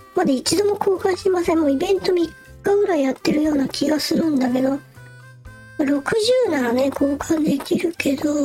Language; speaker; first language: Japanese; native; Japanese